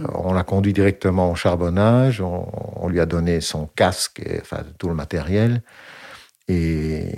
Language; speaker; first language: French; native; French